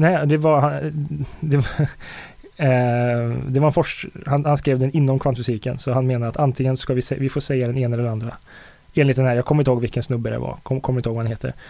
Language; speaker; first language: Swedish; native; Swedish